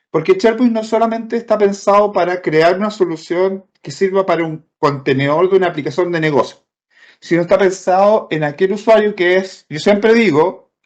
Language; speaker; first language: Spanish; native; Spanish